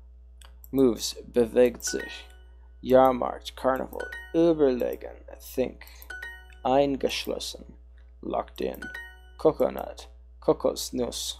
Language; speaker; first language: German; non-native, learner; English